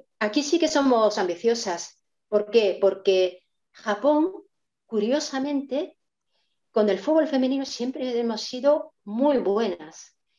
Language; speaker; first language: Spanish; non-native, fluent; Japanese